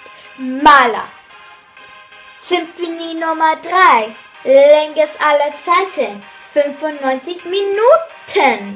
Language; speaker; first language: German; non-native, learner; English